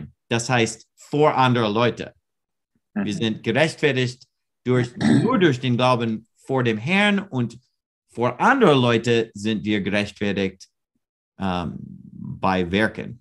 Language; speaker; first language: German; non-native, learner; English